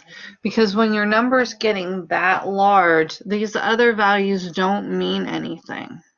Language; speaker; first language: English; native; English